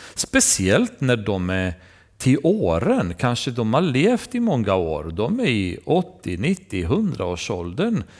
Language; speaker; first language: Swedish; non-native, fluent; Romanian